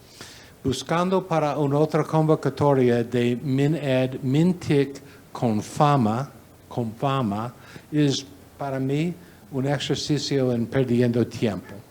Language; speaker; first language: Spanish; non-native, learner; English